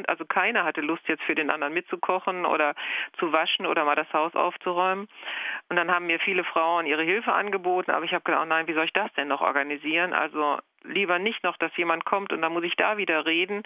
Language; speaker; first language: German; native; German